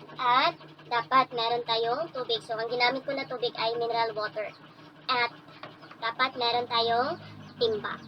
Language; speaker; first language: Filipino; non-native, local second language; Cebuano